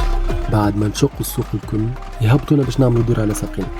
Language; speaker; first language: Arabic; native; Arabic